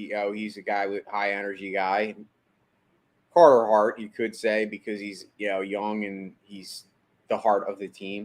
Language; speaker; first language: English; native; English